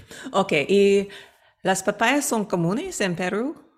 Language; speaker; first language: Spanish; non-native, fluent; English